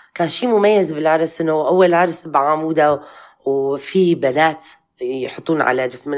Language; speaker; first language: Arabic; non-native, local second language; Kurdish